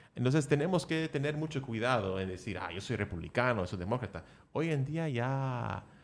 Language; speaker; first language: Spanish; early bilingual, heritage; Spanish